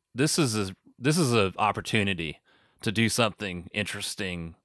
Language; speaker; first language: English; native; English